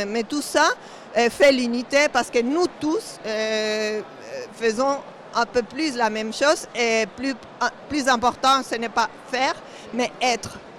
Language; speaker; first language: French; non-native, fluent; Spanish